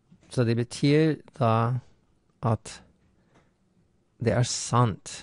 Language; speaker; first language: Norwegian; non-native, fluent; English